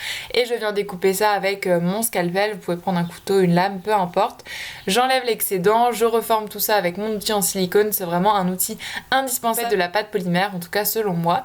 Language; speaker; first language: French; native; French